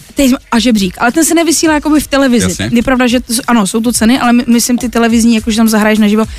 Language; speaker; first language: Czech; non-native, local second language; Polish